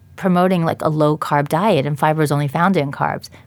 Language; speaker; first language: English; native; English